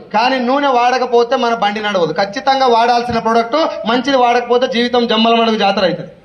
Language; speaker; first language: Telugu; native; Telugu